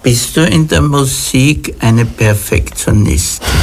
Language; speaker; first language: German; native; German